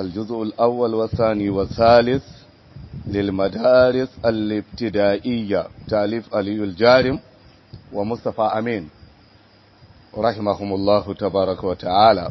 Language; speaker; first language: Arabic; non-native, fluent; Hausa